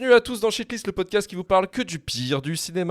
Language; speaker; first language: French; native; French